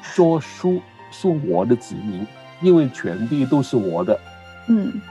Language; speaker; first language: Chinese; non-native, local second language; Cantonese